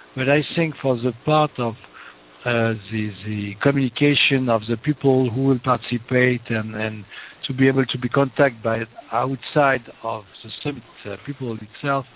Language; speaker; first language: English; non-native, fluent; French